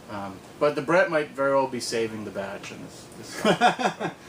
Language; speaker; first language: English; native; English